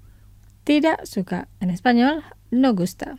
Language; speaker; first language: Spanish; non-native, fluent; Indonesian